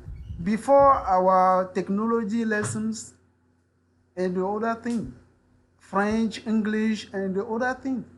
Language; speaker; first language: English; non-native, learner; French